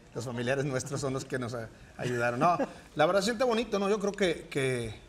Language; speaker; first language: Spanish; native; Spanish